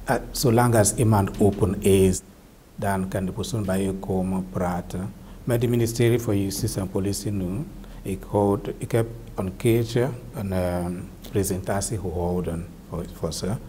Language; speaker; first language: Dutch; non-native, learner; Igbo